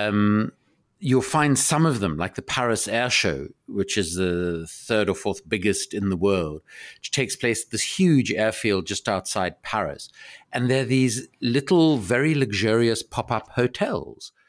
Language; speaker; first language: English; native; English